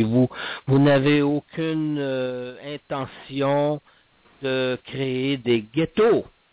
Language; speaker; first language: French; native; French